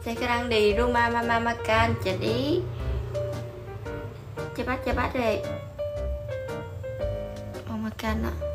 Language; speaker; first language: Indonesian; non-native, learner; Vietnamese